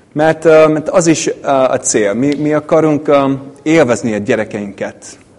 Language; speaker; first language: Hungarian; non-native, fluent; English